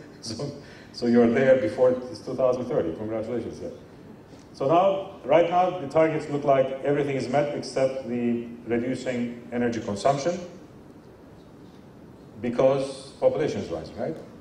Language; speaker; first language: English; non-native, fluent; Turkish